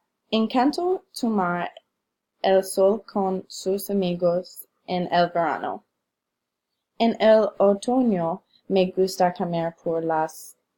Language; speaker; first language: Spanish; non-native, learner; English